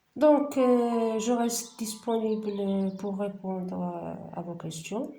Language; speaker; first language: French; non-native, local second language; Arabic